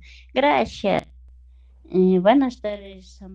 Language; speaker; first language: Spanish; non-native, local second language; Aymara